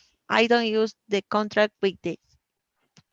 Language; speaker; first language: English; non-native, learner; Spanish